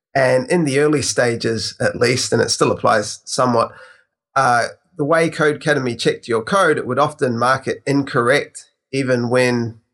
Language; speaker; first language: English; native; English